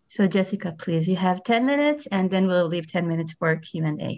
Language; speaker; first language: English; non-native, fluent; Hebrew